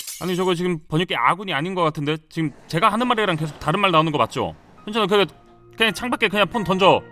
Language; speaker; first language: Korean; native; Korean